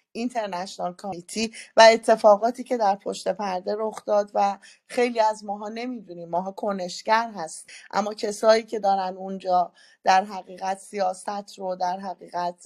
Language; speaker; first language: Persian; native; Persian